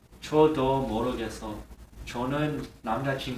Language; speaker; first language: Korean; non-native, learner; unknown